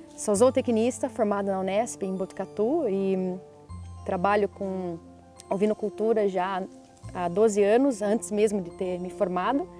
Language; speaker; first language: Portuguese; native; Portuguese